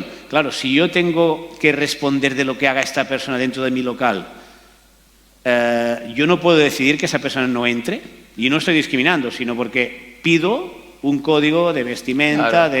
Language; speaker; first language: Spanish; native; Spanish